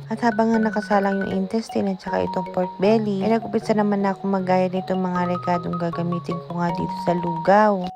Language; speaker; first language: Filipino; native; Filipino